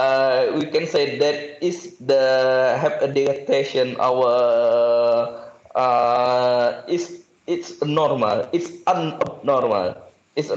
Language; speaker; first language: English; non-native, learner; Indonesian